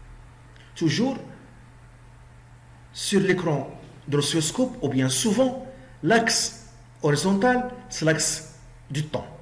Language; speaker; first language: French; non-native, local second language; Arabic